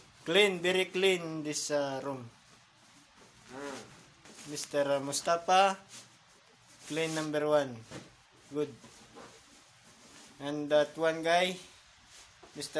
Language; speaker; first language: English; non-native, learner; Filipino